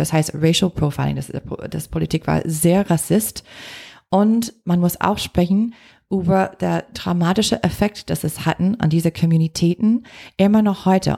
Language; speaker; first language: German; non-native, fluent; English